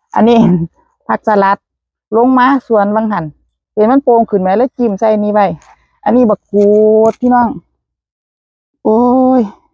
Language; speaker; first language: Thai; native; Thai